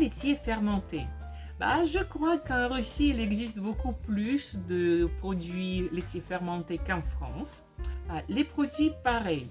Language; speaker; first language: French; non-native, fluent; Russian